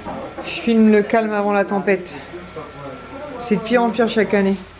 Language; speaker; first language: French; native; French